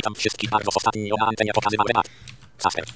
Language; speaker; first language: Polish; native; Polish